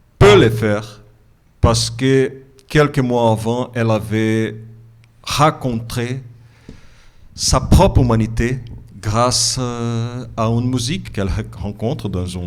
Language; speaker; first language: French; non-native, fluent; Portuguese